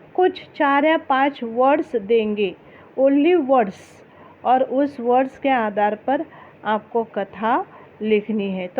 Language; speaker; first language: Hindi; non-native, local second language; Marathi